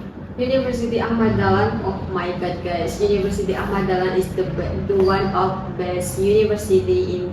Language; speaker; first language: English; non-native, learner; Indonesian